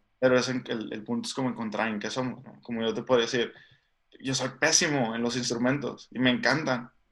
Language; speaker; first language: Spanish; native; Spanish